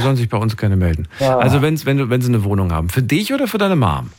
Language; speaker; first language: German; native; German